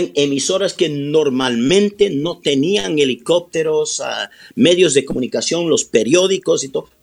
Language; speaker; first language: Spanish; early bilingual, heritage; Spanish